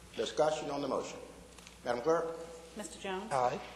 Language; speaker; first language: English; native; English